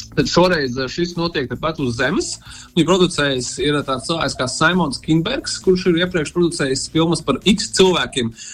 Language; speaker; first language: Latvian; non-native, local second language; Russian